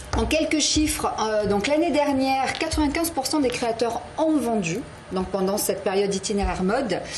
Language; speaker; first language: French; native; French